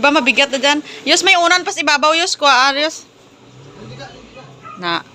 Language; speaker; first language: Filipino; non-native, local second language; Cebuano